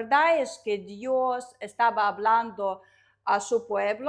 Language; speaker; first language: Spanish; non-native, learner; Russian